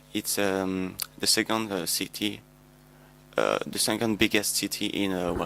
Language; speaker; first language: English; non-native, learner; French